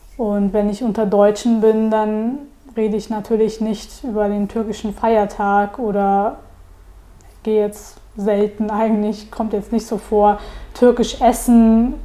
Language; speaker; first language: German; early bilingual, other home language; Turkish